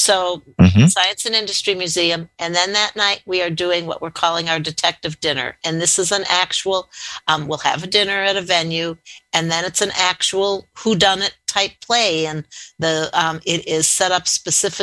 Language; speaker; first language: English; native; English